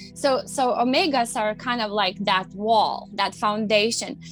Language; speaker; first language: English; non-native, fluent; Latvian